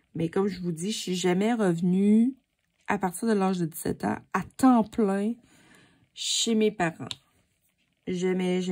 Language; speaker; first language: French; native; French